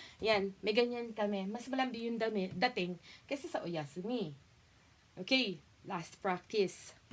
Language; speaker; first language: Filipino; native; Filipino